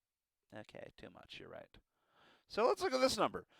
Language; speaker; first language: English; native; English